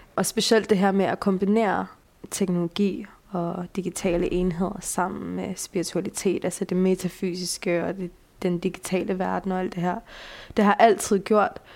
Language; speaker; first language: Danish; early bilingual, other home language; Bulgarian